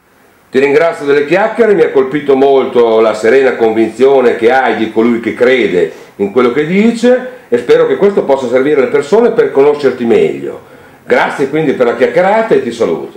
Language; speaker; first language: Italian; native; Italian